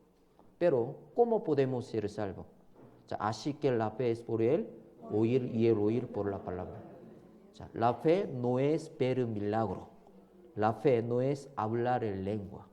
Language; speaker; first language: Spanish; non-native, learner; Korean